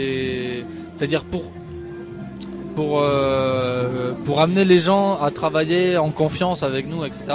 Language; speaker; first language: French; native; French